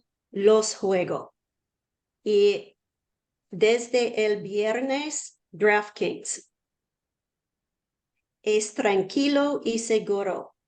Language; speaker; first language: Spanish; non-native, learner; English